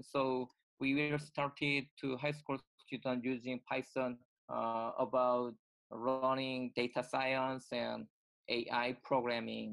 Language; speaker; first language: English; non-native, learner; Korean